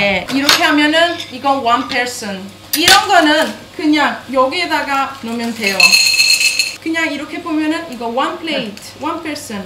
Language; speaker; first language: Korean; non-native, learner; Italian